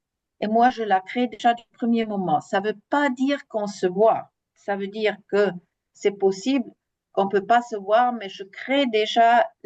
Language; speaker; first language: French; non-native, fluent; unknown